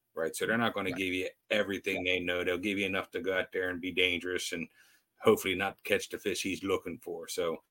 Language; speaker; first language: English; native; English